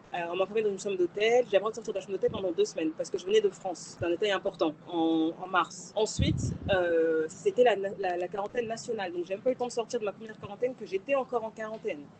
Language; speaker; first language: French; native; French